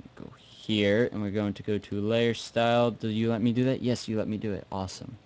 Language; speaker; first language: English; native; English